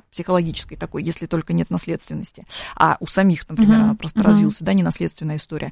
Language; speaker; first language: Russian; native; Russian